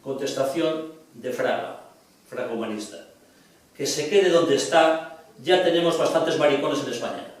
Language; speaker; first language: Spanish; non-native, local second language; Galician